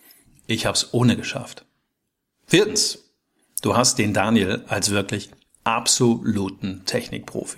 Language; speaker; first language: German; native; German